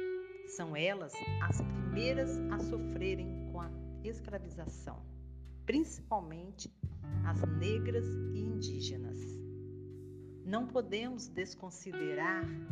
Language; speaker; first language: Portuguese; native; Portuguese